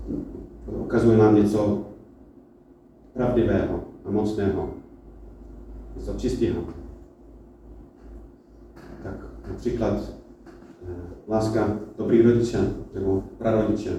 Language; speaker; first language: Czech; non-native, fluent; English